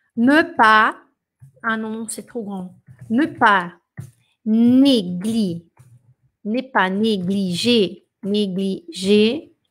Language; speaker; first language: French; non-native, fluent; Portuguese